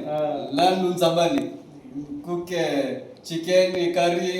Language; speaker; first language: English; non-native, learner; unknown